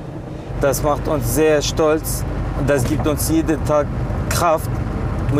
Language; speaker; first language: German; early bilingual, other home language; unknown